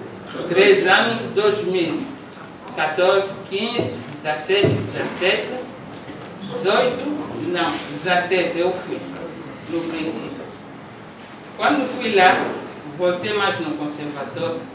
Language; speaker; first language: Portuguese; non-native, local second language; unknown